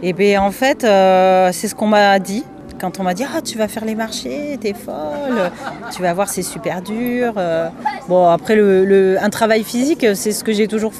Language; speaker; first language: French; early bilingual, other home language; Spanish